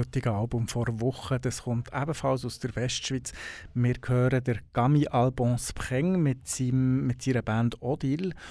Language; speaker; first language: German; native; German